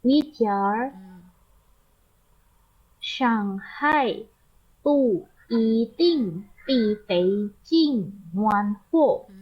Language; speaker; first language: Chinese; non-native, learner; Indonesian